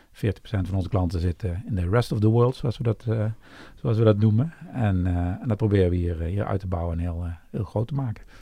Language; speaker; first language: Dutch; native; Dutch